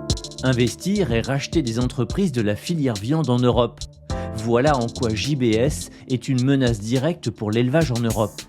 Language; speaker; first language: French; native; French